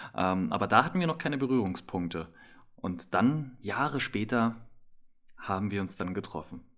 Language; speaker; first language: German; native; German